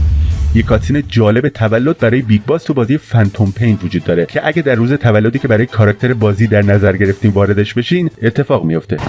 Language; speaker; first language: Persian; native; Persian